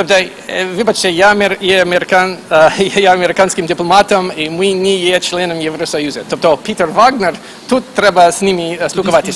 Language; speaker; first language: Ukrainian; non-native, fluent; English